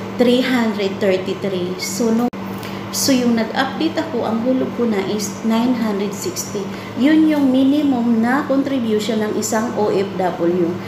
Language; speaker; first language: Filipino; non-native, local second language; Cebuano